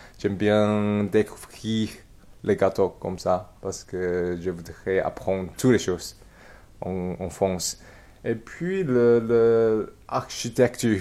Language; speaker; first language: French; non-native, learner; Chinese